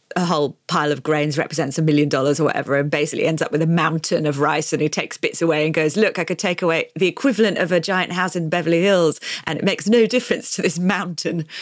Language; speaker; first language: English; native; English